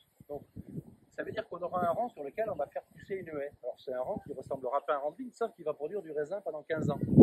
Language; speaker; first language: French; native; French